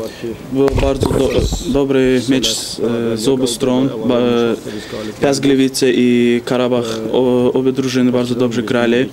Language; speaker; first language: Polish; non-native, fluent; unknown